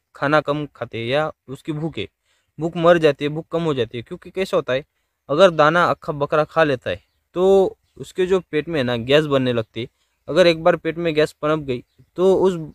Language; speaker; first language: Hindi; non-native, local second language; Marathi